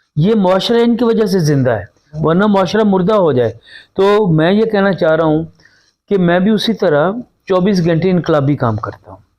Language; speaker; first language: Urdu; non-native, local second language; Punjabi